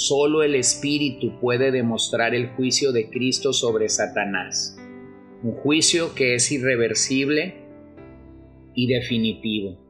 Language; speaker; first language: Spanish; native; Spanish